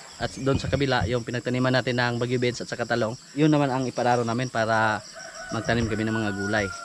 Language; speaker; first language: Filipino; non-native, local second language; Cebuano